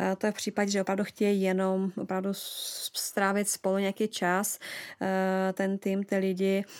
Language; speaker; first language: Czech; non-native, fluent; Russian